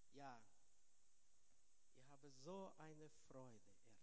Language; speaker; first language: German; non-native, learner; Russian